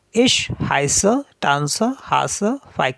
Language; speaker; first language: German; non-native, learner; Hindi